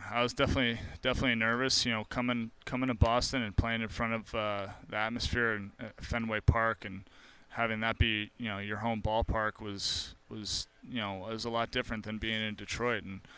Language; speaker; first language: English; native; English